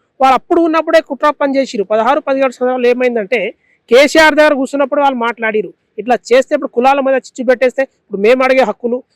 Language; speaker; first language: Telugu; non-native, local second language; Lambadi